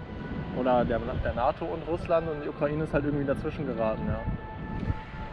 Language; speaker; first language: German; native; German